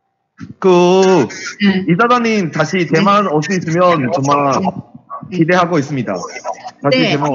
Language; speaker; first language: Korean; non-native, fluent; Chinese